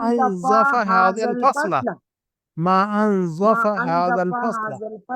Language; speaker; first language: Arabic; non-native, fluent; Urdu